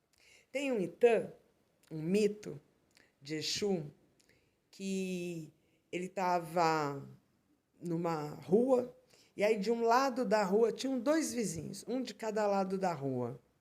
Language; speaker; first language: Portuguese; native; Portuguese